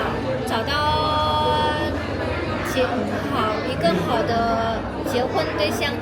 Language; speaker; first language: Chinese; non-native, fluent; Vietnamese